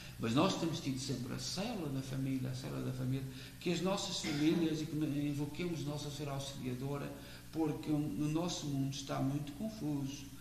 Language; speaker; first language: Portuguese; native; Portuguese